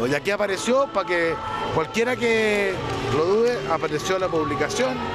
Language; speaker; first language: Spanish; native; Spanish